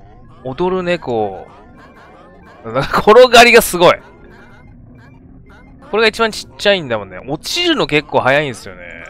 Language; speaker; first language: Japanese; native; Japanese